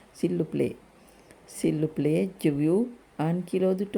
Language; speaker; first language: French; non-native, learner; Sinhala